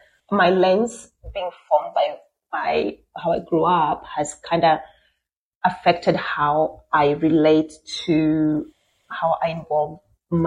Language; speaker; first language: English; non-native, local second language; Luo (Kenya and Tanzania)